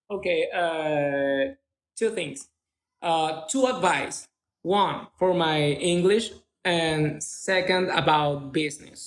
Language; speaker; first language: English; non-native, learner; Spanish